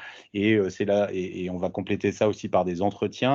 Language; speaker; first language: French; native; French